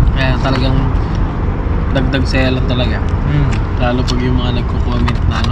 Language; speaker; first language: Filipino; native; Filipino